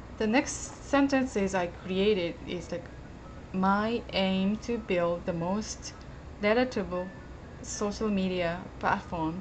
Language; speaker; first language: English; non-native, fluent; Japanese